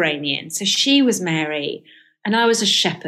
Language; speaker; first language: English; early bilingual, other home language; Persian